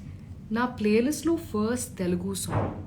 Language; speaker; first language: Telugu; non-native, local second language; Malayalam